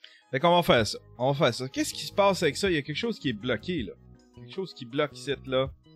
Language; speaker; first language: French; native; French